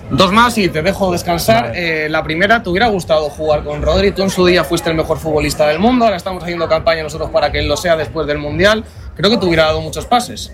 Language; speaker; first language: Spanish; native; Spanish